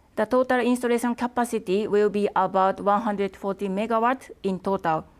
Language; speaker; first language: English; non-native, fluent; Japanese